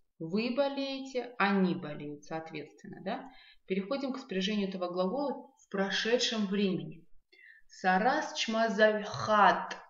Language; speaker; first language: Russian; non-native, local second language; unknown